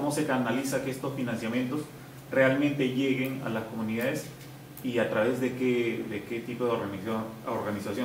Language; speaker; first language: Spanish; native; Spanish